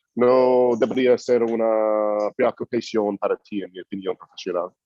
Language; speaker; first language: Spanish; non-native, fluent; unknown